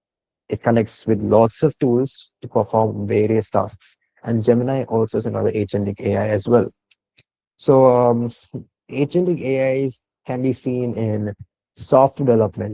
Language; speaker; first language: English; non-native, local second language; Malayalam